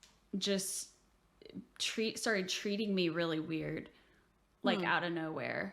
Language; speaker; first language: English; native; English